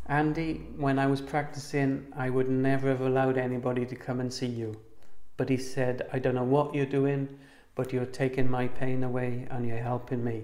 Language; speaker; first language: English; native; English